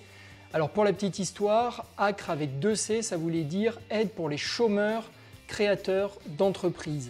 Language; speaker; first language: French; native; French